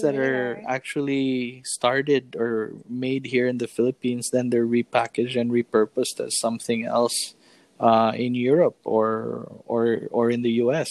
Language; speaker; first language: English; non-native, local second language; Filipino